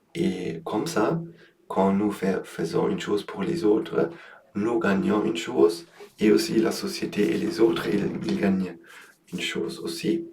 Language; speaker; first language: French; non-native, learner; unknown